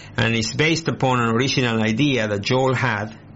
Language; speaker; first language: English; non-native, fluent; Spanish